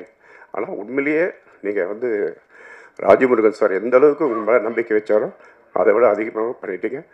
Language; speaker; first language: Tamil; native; Tamil